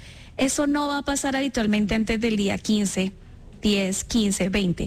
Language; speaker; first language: Spanish; native; Spanish